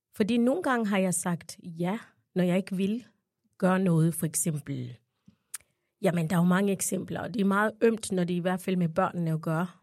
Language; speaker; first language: Danish; non-native, fluent; Ganda